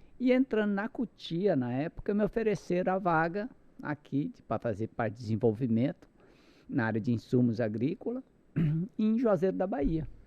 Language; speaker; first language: Portuguese; non-native, local second language; Japanese